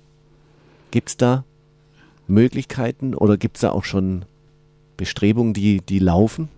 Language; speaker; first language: German; native; German